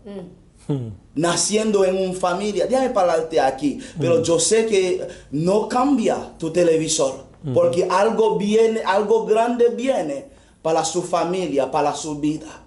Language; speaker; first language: Spanish; non-native, fluent; Haitian Creole